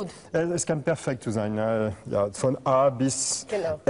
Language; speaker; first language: German; non-native, learner; French